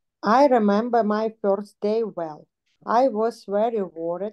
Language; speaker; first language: English; non-native, learner; Russian